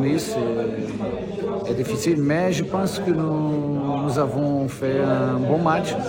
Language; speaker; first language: French; non-native, fluent; Portuguese